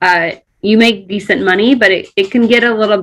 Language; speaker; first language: English; early bilingual, other home language; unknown